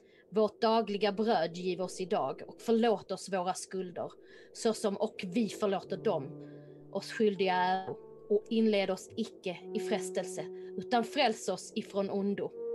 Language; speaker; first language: Swedish; native; Swedish